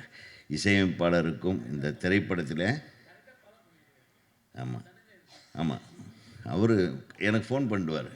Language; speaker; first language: Tamil; native; Tamil